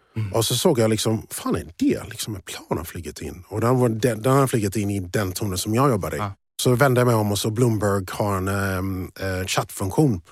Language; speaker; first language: Swedish; early bilingual, other home language; English